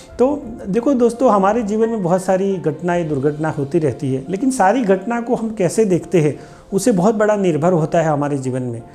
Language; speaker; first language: Hindi; non-native, local second language; Gujarati